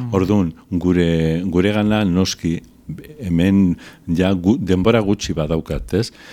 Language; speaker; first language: Basque; non-native, local second language; Spanish